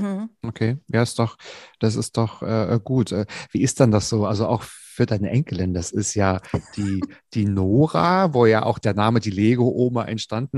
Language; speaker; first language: German; native; German